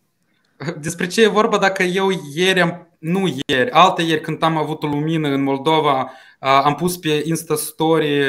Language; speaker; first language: Romanian; non-native, local second language; Russian